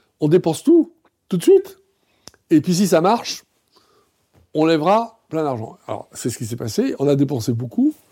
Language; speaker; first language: French; native; French